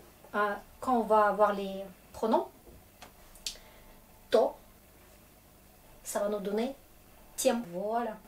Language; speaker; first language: French; non-native, fluent; Russian